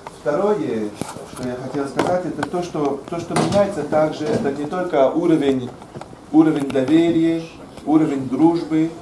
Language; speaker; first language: Russian; non-native, fluent; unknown